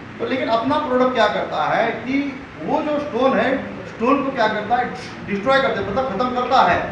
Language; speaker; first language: Hindi; non-native, local second language; Marathi